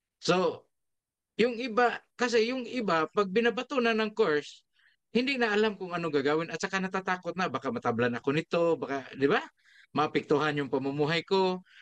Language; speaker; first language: Filipino; non-native, local second language; Cebuano